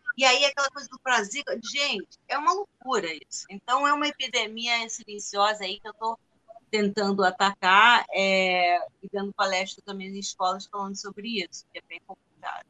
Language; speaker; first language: Portuguese; non-native, fluent; Spanish